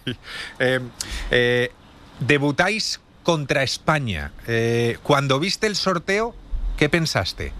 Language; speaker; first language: Spanish; native; Spanish